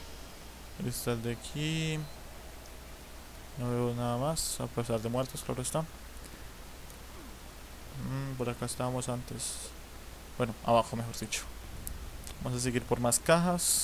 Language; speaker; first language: Spanish; native; Spanish